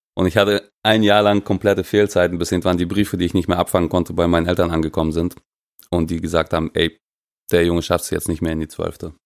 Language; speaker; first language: German; non-native, fluent; Russian